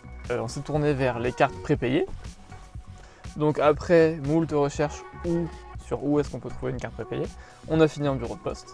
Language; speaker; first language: French; native; French